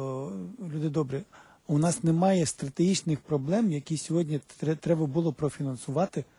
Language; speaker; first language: Ukrainian; native; Ukrainian